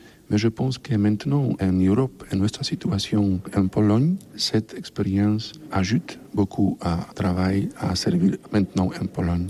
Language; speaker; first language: French; non-native, learner; Polish